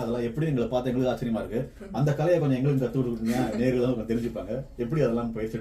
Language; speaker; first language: Tamil; native; Tamil